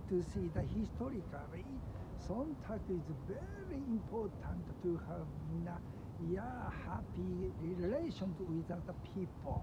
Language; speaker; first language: English; non-native, learner; Japanese